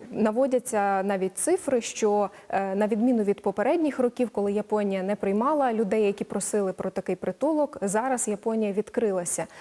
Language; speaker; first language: Ukrainian; native; Ukrainian